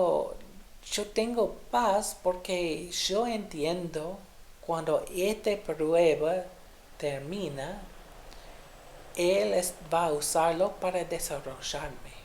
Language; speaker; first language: Spanish; non-native, fluent; English